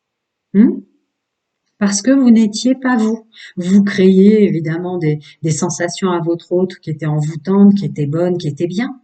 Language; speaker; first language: French; native; French